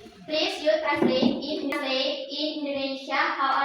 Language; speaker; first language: English; non-native, learner; Indonesian